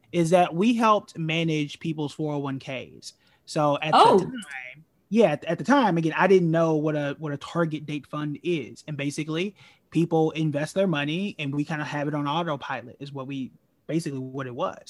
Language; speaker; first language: English; native; English